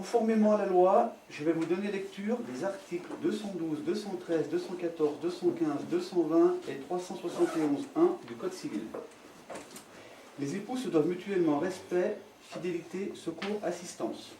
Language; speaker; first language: French; native; French